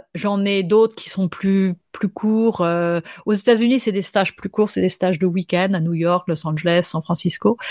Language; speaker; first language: French; native; French